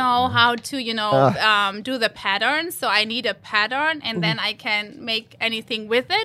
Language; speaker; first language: English; non-native, fluent; German